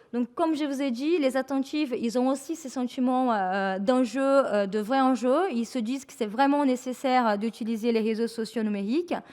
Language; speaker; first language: French; non-native, fluent; Portuguese